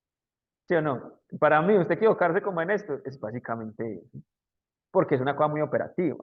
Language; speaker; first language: Spanish; native; Spanish